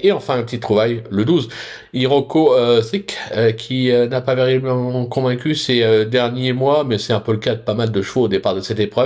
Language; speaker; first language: French; native; French